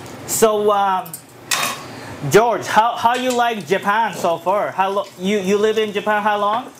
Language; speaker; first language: English; non-native, fluent; Japanese